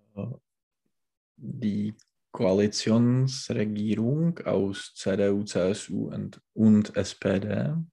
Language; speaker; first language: German; non-native, learner; Czech